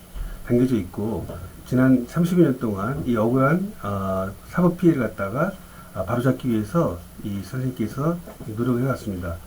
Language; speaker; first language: Korean; native; Korean